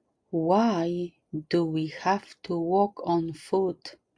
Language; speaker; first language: English; non-native, fluent; Polish